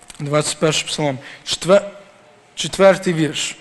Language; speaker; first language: Ukrainian; early bilingual, heritage; Ukrainian